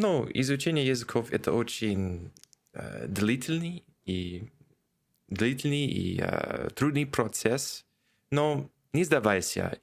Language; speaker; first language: Russian; non-native, learner; English